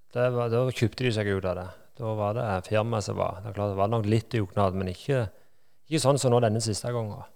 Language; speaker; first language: Norwegian; native; Norwegian